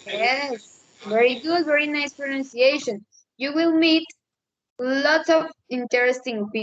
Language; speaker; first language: English; non-native, learner; Spanish